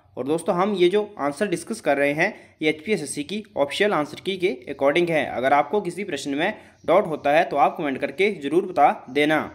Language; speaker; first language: Hindi; native; Hindi